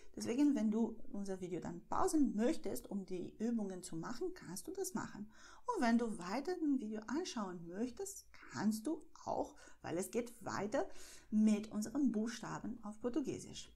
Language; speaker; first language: German; non-native, fluent; Portuguese